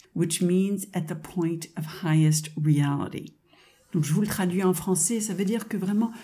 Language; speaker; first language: French; non-native, fluent; English